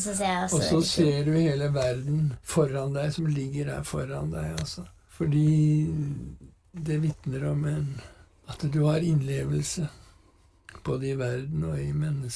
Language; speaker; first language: Norwegian; native; Norwegian